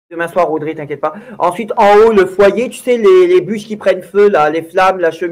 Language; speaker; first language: French; native; French